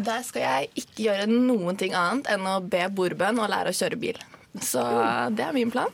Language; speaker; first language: Norwegian; native; Norwegian